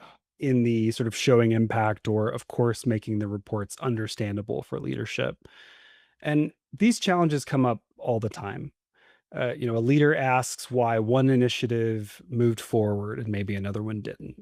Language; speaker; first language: English; native; English